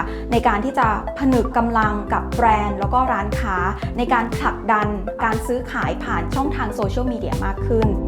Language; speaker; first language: Thai; native; Thai